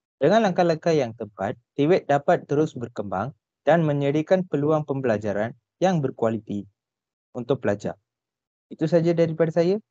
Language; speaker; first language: Malay; non-native, local second language; Tamil